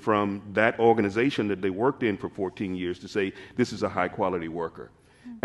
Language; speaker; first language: English; native; English